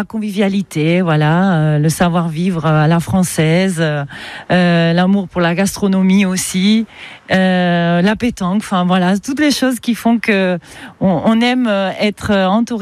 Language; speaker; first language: French; non-native, fluent; Spanish